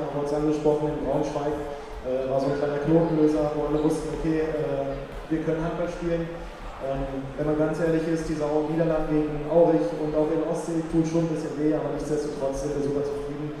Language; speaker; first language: German; native; German